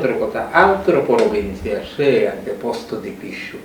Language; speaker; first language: Italian; non-native, learner; Bangla